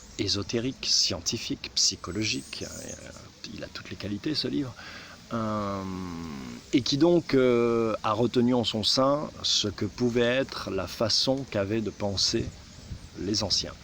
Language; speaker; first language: French; native; French